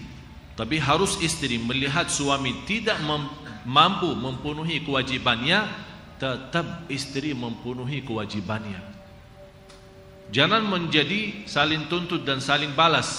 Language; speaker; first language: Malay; non-native, fluent; Arabic